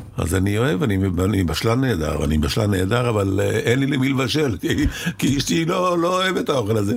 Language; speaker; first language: Hebrew; early bilingual, other home language; Arabic